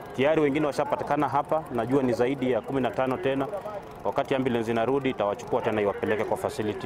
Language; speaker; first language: Swahili; non-native, local second language; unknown